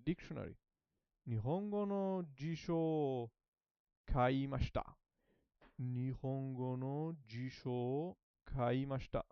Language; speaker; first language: Japanese; non-native, learner; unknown